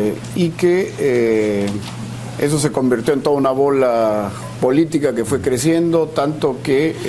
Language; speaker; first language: Spanish; native; Spanish